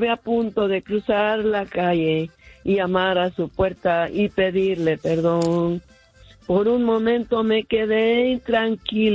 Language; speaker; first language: Spanish; early bilingual, heritage; Spanish